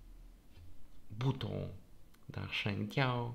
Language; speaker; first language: Chinese; non-native, learner; Polish